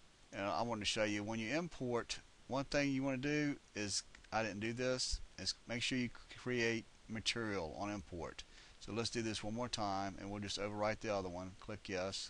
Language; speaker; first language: English; native; English